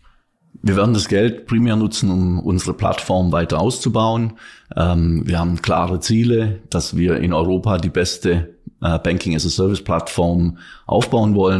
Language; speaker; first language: German; native; German